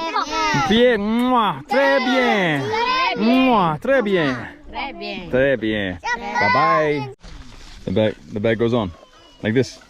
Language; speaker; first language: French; non-native, learner; English